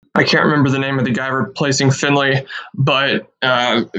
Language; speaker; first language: English; native; English